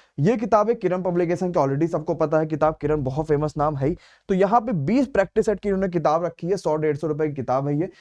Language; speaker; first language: Hindi; native; Hindi